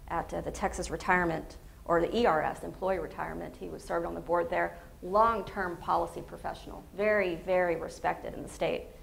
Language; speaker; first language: English; native; English